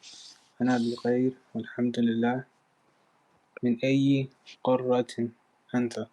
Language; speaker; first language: Arabic; non-native, learner; English